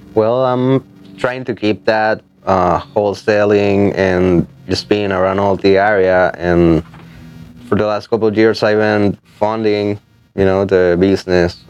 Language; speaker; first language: English; non-native, fluent; Spanish